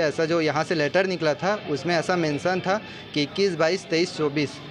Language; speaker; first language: Hindi; native; Hindi